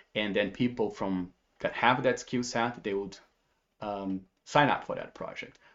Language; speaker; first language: English; non-native, fluent; Portuguese